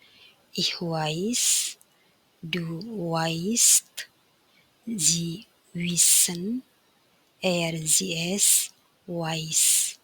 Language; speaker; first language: German; non-native, fluent; Indonesian